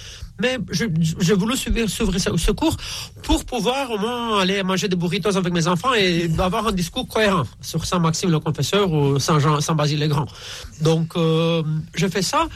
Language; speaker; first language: French; non-native, fluent; Romanian